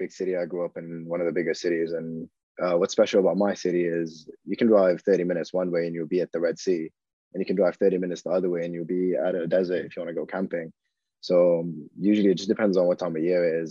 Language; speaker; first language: English; non-native, fluent; Arabic